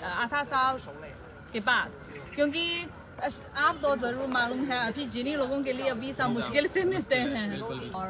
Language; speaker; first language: Hindi; non-native, fluent; Chinese